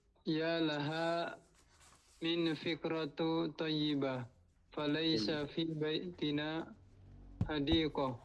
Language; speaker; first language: Arabic; non-native, learner; Indonesian